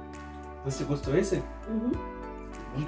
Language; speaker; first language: Portuguese; non-native, learner; Haitian Creole